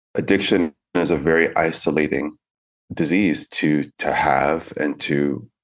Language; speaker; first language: English; native; English